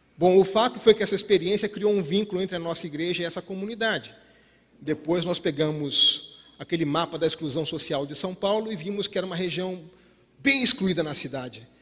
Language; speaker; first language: Portuguese; native; Portuguese